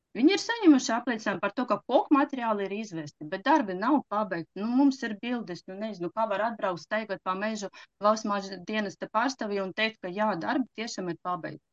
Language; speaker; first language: Latvian; native; Latvian